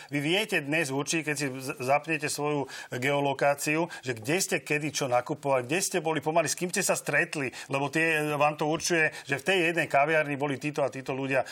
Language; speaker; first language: Slovak; native; Slovak